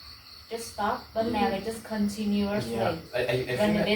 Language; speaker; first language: English; non-native, fluent; Vietnamese